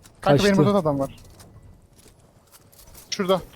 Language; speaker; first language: Turkish; native; Turkish